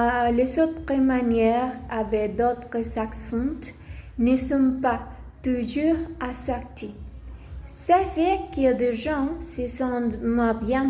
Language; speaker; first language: French; non-native, learner; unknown